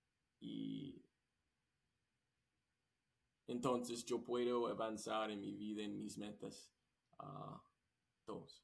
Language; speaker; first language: Spanish; non-native, learner; English